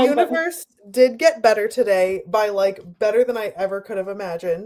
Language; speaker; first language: English; native; English